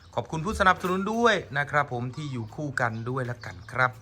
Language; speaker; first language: Thai; non-native, local second language; Northern Khmer